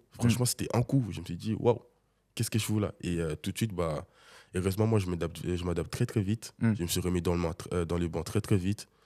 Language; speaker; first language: French; early bilingual, other home language; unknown